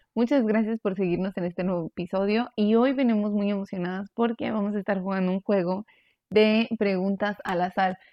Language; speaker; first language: Spanish; early bilingual, heritage; Spanish